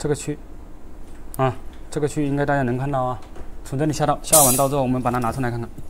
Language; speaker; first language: Chinese; native; Chinese